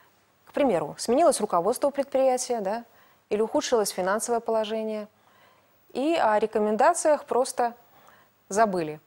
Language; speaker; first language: Russian; native; Russian